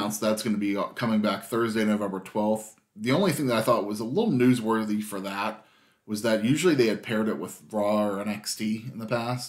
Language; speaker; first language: English; native; English